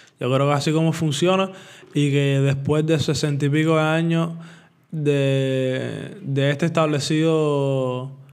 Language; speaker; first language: Spanish; native; Spanish